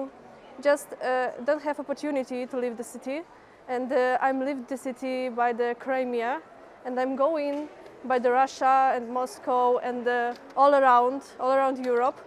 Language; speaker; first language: English; non-native, fluent; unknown